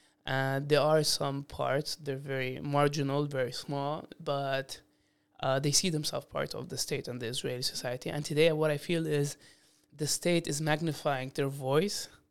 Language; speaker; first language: English; non-native, fluent; Arabic